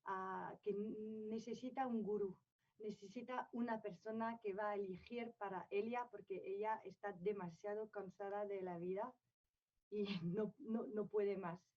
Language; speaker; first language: Spanish; non-native, fluent; French